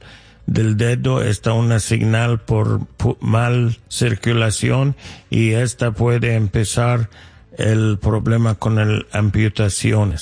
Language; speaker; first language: Spanish; non-native, learner; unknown